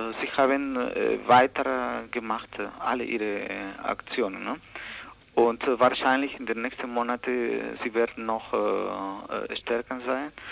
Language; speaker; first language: German; non-native, learner; Spanish